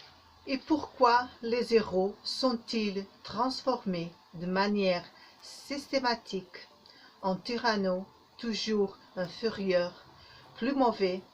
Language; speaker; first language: French; non-native, learner; Portuguese